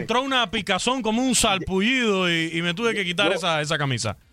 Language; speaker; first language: Spanish; native; Spanish